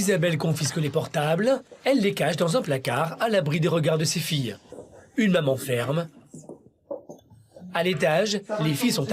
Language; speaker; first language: French; native; French